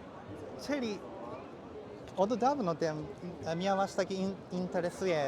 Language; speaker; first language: Polish; non-native, learner; Japanese